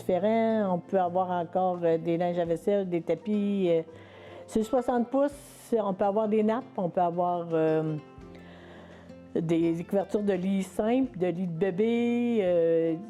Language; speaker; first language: French; native; French